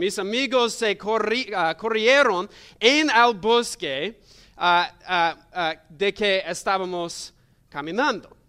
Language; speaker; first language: Spanish; non-native, learner; English